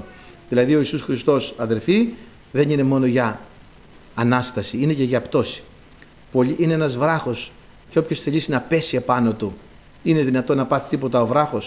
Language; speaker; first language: Greek; native; Greek